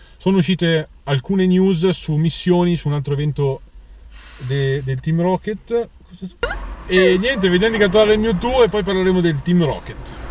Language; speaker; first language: Italian; native; Italian